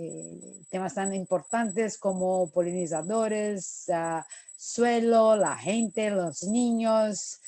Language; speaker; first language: Spanish; non-native, fluent; Portuguese